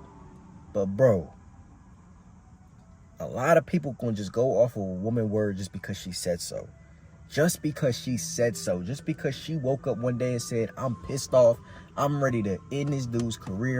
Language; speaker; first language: English; native; English